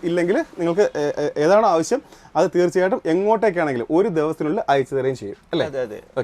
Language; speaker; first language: Malayalam; native; Malayalam